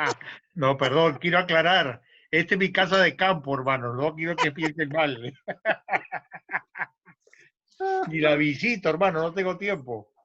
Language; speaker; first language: Spanish; native; Spanish